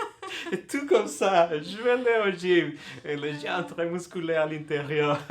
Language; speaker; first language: French; non-native, fluent; Spanish